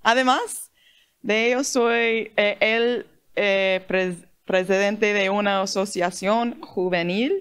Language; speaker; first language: Spanish; non-native, learner; English